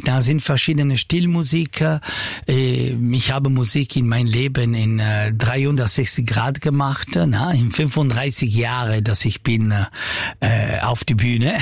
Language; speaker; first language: German; non-native, learner; Italian